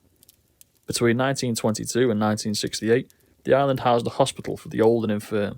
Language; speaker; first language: English; native; English